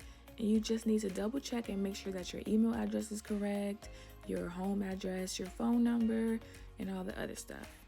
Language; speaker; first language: English; native; English